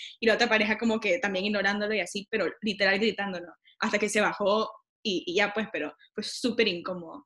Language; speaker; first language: Spanish; native; Spanish